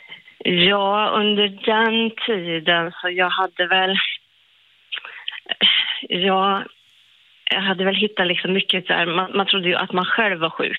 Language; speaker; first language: Swedish; native; Swedish